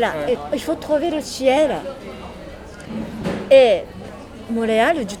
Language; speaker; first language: French; non-native, learner; Japanese